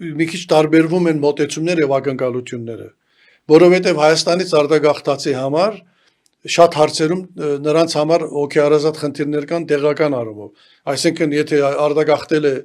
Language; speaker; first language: Armenian; early bilingual, heritage; Armenian